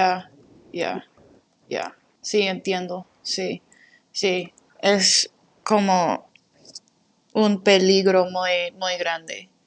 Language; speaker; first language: Spanish; non-native, fluent; English